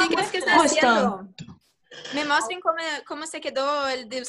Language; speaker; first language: Spanish; non-native, fluent; Portuguese